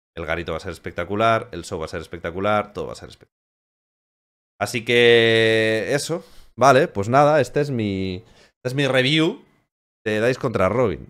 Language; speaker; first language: Spanish; native; Spanish